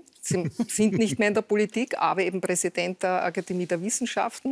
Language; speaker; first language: German; native; German